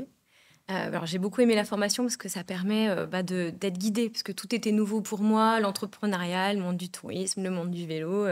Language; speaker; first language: French; native; French